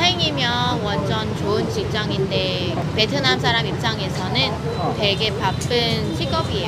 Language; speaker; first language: Korean; non-native, fluent; Vietnamese